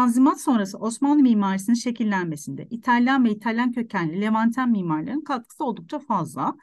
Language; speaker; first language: Turkish; native; Turkish